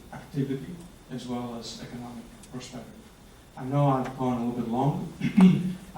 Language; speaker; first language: English; non-native, fluent; Greek